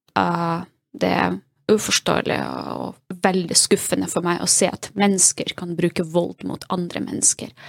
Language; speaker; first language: Norwegian; non-native, fluent; Russian